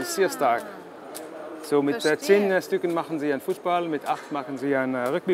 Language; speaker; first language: German; non-native, learner; Dutch